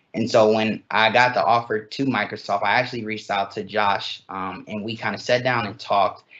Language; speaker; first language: English; native; English